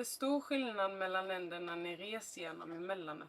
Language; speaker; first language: Swedish; native; Swedish